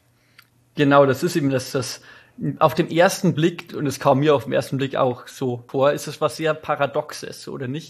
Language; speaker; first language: German; native; German